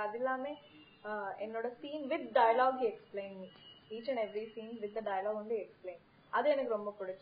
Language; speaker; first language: Tamil; non-native, fluent; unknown